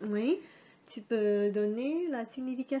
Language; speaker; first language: French; non-native, fluent; Thai